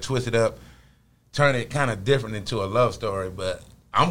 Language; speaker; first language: English; native; English